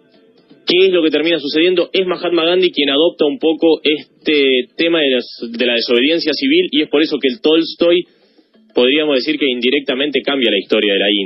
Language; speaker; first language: Spanish; native; Spanish